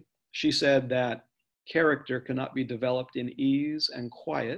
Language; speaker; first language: English; native; English